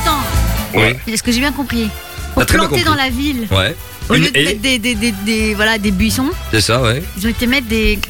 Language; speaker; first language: French; native; French